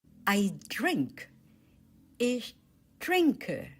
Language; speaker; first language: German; non-native, fluent; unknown